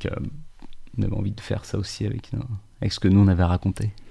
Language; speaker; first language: French; native; French